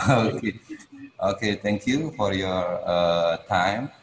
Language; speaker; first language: English; non-native, learner; Indonesian